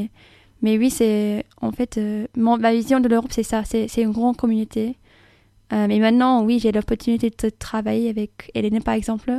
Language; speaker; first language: French; non-native, fluent; English